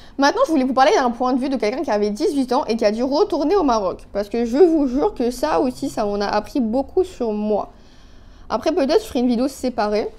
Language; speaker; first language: French; non-native, local second language; Arabic